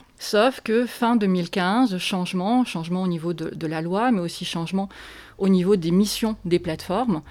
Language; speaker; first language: French; native; French